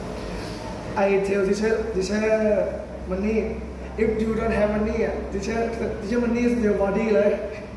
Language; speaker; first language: English; non-native, learner; Thai